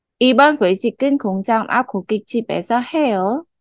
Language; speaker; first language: Korean; non-native, fluent; Khmer